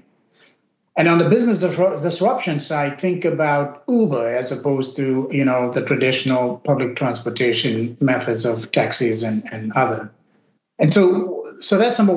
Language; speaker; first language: English; native; English